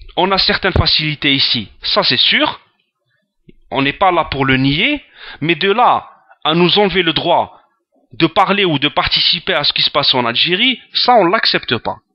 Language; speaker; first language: French; non-native, local second language; Arabic